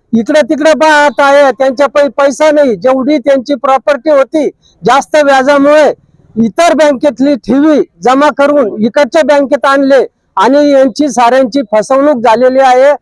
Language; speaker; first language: Marathi; native; Marathi